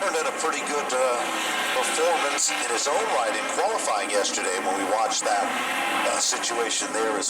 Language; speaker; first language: English; native; English